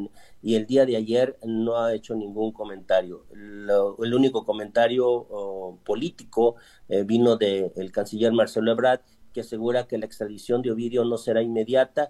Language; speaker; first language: Spanish; native; Spanish